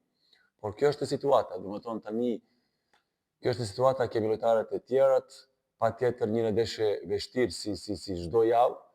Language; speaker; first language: Albanian; non-native, learner; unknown